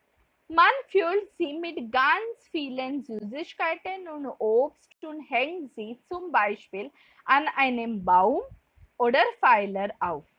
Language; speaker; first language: German; non-native, fluent; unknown